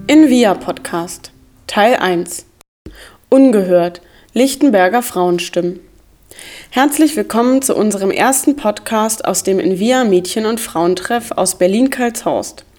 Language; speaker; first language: German; native; German